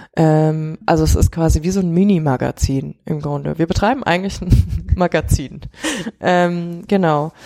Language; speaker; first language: German; early bilingual, heritage; Chinese